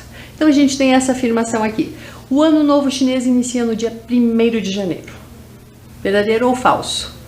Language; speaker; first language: Portuguese; native; Portuguese